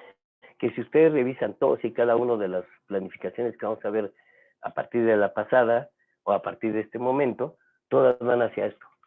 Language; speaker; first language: Spanish; native; Spanish